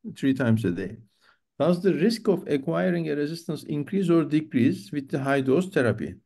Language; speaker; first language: English; non-native, fluent; Turkish